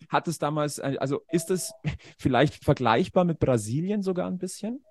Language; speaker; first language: German; native; German